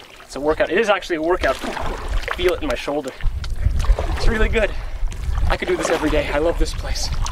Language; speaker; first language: English; native; English